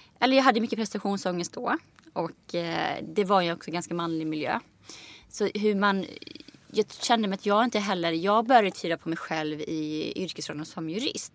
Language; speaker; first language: Swedish; native; Swedish